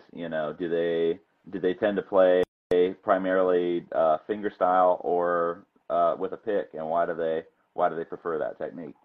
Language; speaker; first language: English; native; English